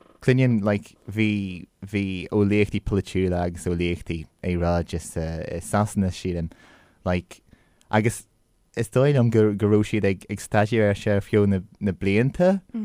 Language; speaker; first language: Irish; non-native, local second language; English